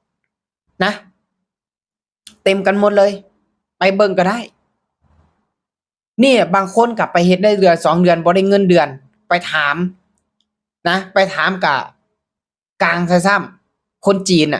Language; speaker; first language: Thai; non-native, local second language; Northeastern Thai